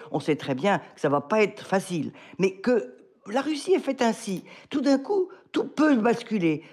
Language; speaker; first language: French; native; French